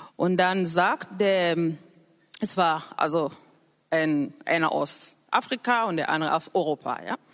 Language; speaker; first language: German; non-native, fluent; French